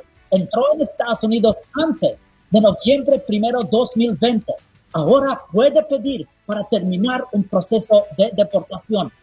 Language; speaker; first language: Spanish; non-native, fluent; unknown